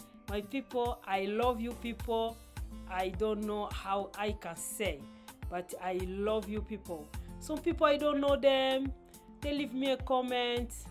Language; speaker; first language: English; non-native, learner; Lingala